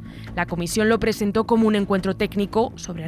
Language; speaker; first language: Spanish; native; Spanish